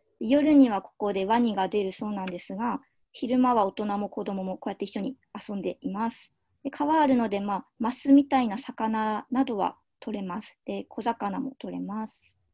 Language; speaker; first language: Japanese; native; Japanese